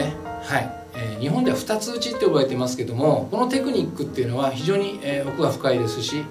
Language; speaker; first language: Japanese; native; Japanese